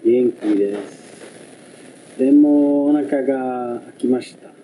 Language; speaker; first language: Japanese; non-native, learner; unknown